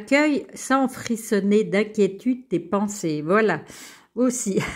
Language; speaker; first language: French; native; French